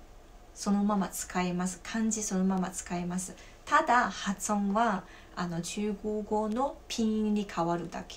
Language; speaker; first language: Japanese; non-native, fluent; Chinese